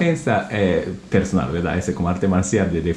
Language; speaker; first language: Spanish; non-native, learner; Japanese